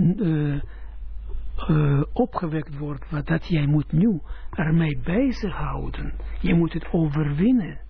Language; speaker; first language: Dutch; non-native, fluent; Russian